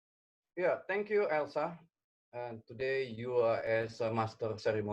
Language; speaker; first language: English; non-native, learner; Indonesian